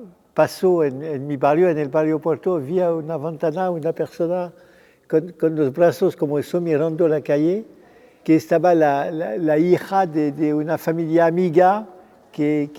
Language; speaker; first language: Spanish; non-native, fluent; French